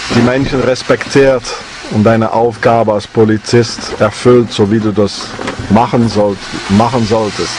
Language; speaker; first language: German; non-native, fluent; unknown